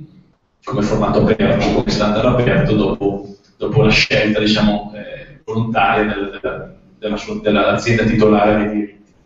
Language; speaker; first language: Italian; native; Italian